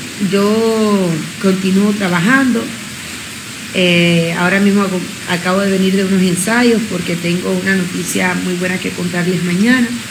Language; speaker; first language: Spanish; early bilingual, other home language; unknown